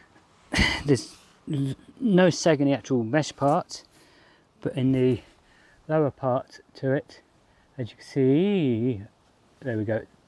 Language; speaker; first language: English; native; English